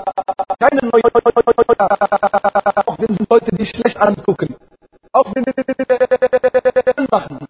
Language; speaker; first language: German; non-native, fluent; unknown